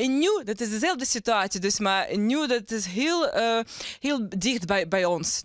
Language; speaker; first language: Dutch; non-native, learner; Ukrainian